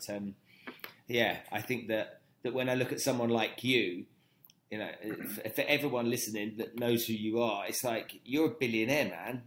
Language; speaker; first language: English; native; English